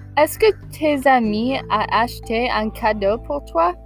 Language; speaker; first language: French; non-native, learner; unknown